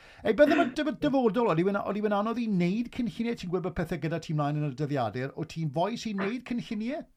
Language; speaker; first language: Welsh; native; Welsh